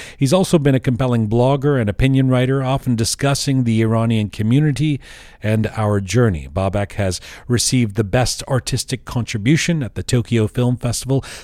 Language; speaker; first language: English; early bilingual, other home language; Persian